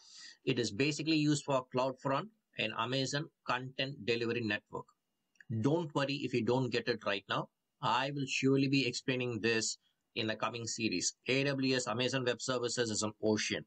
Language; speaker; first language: English; non-native, local second language; Tamil